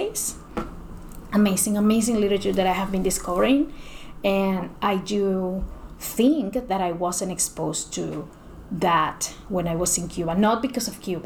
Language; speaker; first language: English; non-native, fluent; Spanish